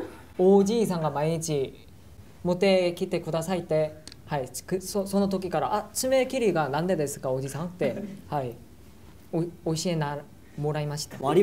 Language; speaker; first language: Japanese; non-native, learner; Korean